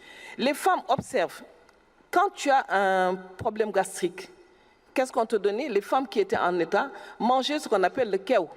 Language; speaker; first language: French; non-native, local second language; Wolof